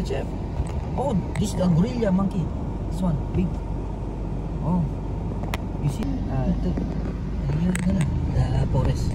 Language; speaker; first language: English; non-native, local second language; Malay